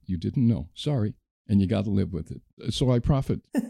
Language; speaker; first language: English; native; English